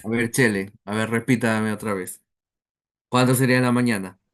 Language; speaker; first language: Spanish; native; Spanish